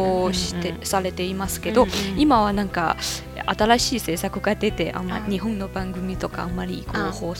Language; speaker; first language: Japanese; non-native, fluent; Chinese